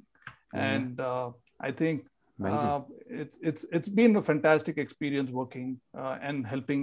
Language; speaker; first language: English; non-native, local second language; Kannada